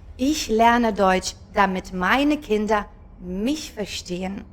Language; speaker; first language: German; non-native, fluent; Ukrainian